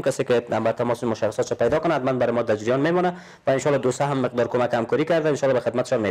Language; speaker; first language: Persian; native; Persian